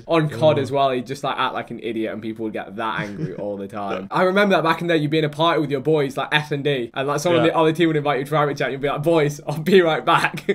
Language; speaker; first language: English; native; English